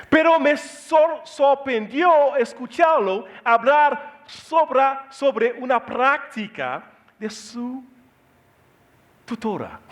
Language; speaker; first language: Spanish; non-native, learner; Haitian Creole